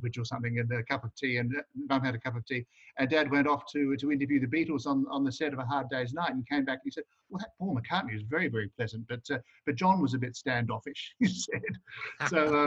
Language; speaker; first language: English; native; English